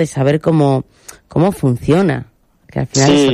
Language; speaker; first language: Spanish; native; Spanish